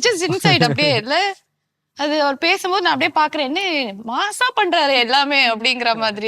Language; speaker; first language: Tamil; native; Tamil